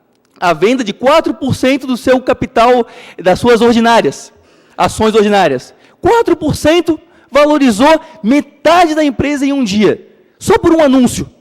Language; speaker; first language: Portuguese; native; Portuguese